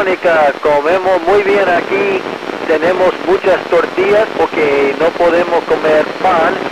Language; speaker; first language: Spanish; early bilingual, heritage; English